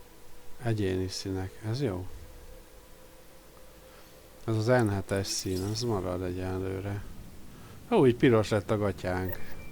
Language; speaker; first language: Hungarian; native; Hungarian